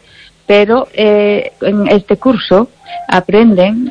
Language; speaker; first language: Spanish; non-native, learner; Japanese